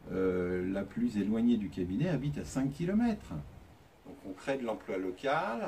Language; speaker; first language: French; native; French